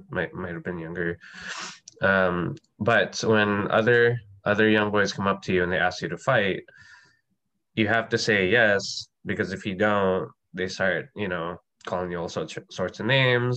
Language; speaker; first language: English; non-native, local second language; Filipino